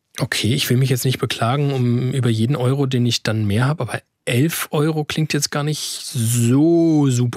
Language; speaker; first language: German; native; German